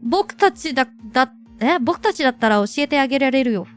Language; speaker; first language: Japanese; non-native, fluent; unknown